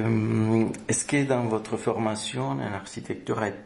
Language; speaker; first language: French; non-native, fluent; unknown